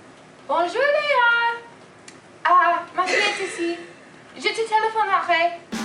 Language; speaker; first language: French; non-native, learner; English